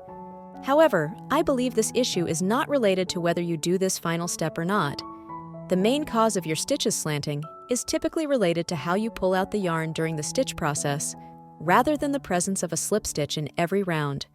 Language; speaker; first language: English; non-native, fluent; Chinese